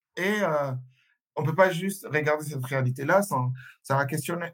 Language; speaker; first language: French; non-native, local second language; Swahili